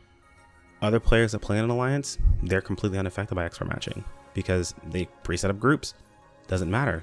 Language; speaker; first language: English; native; English